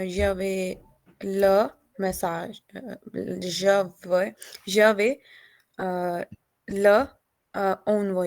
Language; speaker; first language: French; non-native, learner; Hindi